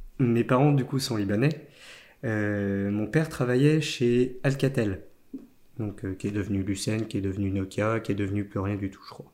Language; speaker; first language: French; native; French